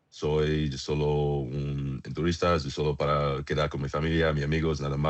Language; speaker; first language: Spanish; non-native, learner; English